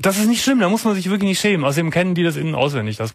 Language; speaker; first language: German; native; German